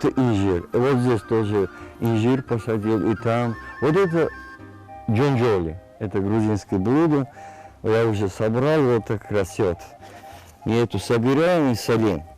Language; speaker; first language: Russian; non-native, local second language; Georgian